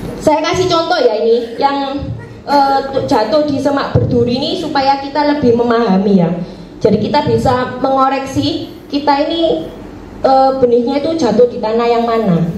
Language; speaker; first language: Indonesian; native; Indonesian